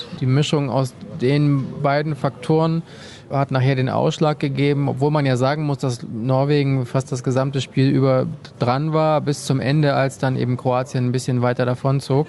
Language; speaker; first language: German; native; German